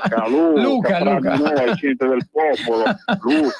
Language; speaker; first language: Italian; native; Italian